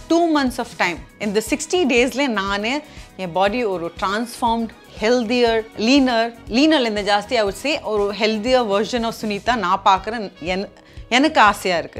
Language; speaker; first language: Tamil; non-native, local second language; Assamese